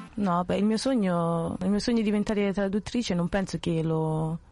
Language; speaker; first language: Italian; early bilingual, other home language; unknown